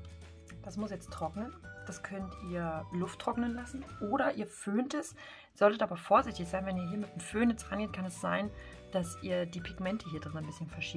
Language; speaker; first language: German; native; German